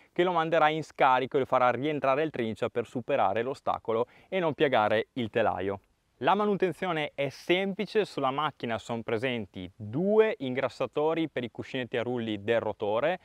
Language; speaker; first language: Italian; native; Italian